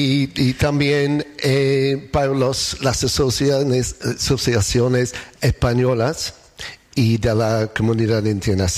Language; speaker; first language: Spanish; non-native, learner; English